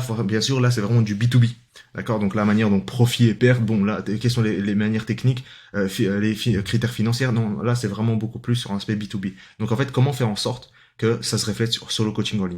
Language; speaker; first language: French; native; French